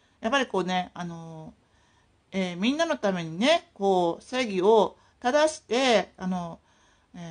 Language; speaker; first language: Japanese; native; Japanese